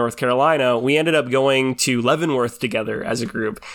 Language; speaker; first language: English; native; English